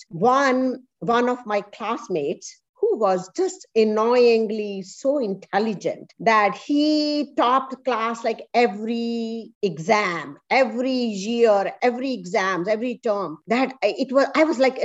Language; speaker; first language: English; non-native, local second language; Punjabi